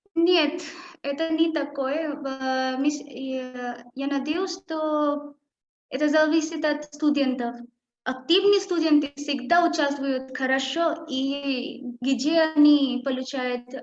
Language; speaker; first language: Russian; non-native, learner; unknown